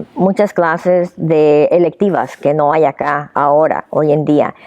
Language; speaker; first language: Spanish; early bilingual, heritage; Spanish